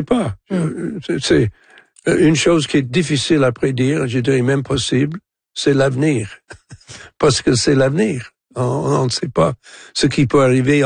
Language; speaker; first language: French; non-native, fluent; English